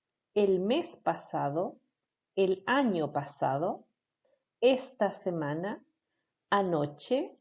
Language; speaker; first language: Spanish; non-native, fluent; English